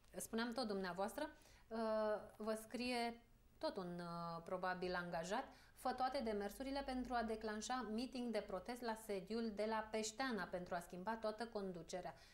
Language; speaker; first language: Romanian; native; Romanian